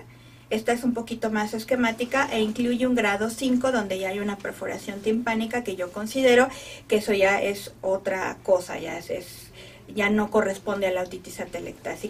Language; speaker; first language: Spanish; native; Spanish